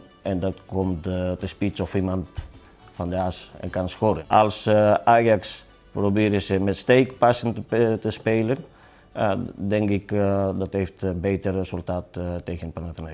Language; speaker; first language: Dutch; non-native, learner; Greek